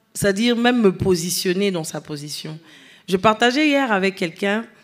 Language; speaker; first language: French; non-native, local second language; Lingala